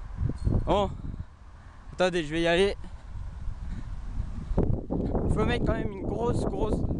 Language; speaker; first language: French; native; French